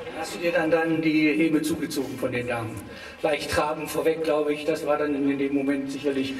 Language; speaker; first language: German; native; German